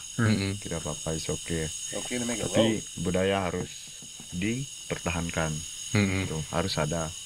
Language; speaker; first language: Indonesian; non-native, local second language; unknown